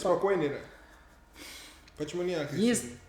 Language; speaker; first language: Russian; non-native, fluent; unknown